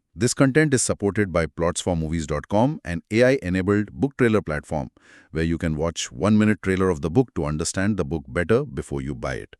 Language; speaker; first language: English; non-native, local second language; Hindi